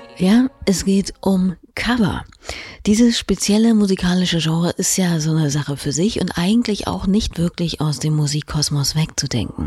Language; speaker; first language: German; native; German